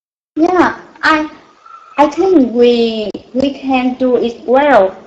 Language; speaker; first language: English; non-native, learner; Vietnamese